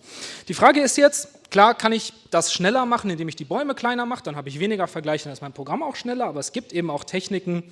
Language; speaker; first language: German; native; German